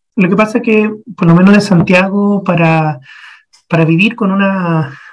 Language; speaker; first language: Spanish; native; Spanish